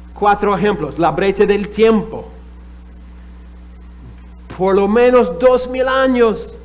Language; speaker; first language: Spanish; non-native, fluent; English